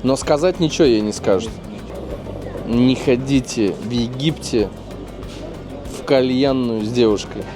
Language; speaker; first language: Russian; native; Russian